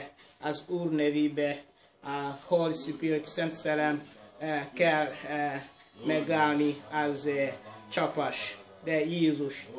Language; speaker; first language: Hungarian; non-native, learner; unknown